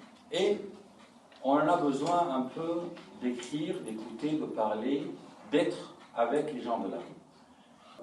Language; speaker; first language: French; non-native, fluent; Arabic